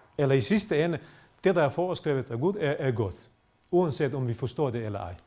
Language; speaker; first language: Danish; non-native, fluent; Bosnian